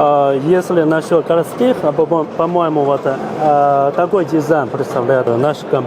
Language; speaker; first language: Russian; non-native, learner; Chinese